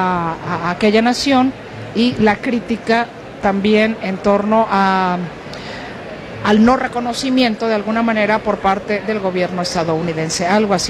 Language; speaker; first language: Spanish; native; Spanish